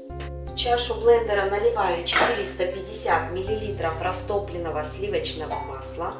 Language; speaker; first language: Russian; native; Russian